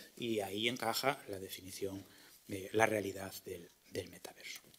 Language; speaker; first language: Spanish; native; Spanish